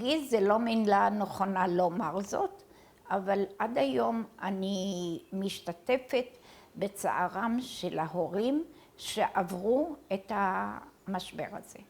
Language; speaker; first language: Hebrew; early bilingual, other home language; Arabic